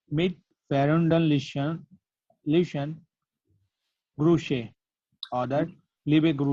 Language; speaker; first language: German; non-native, learner; Gujarati